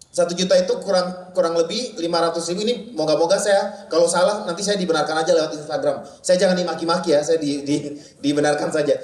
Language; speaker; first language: Indonesian; native; Indonesian